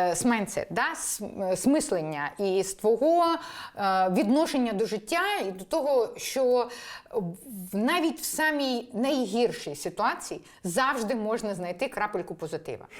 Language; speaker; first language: Ukrainian; non-native, local second language; Russian